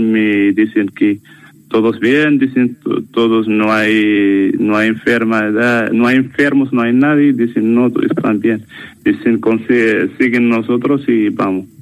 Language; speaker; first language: Spanish; non-native, learner; Arabic